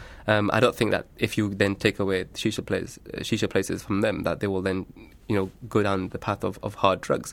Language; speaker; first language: English; native; English